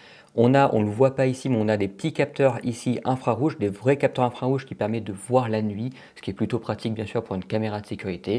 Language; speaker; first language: French; native; French